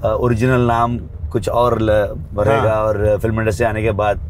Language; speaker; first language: Hindi; non-native, local second language; Kannada